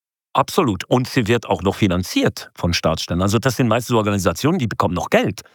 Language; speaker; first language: German; native; German